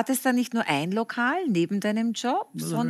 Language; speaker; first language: German; native; German